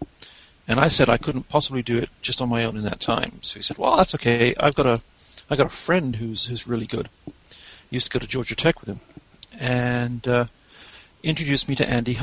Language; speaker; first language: English; native; English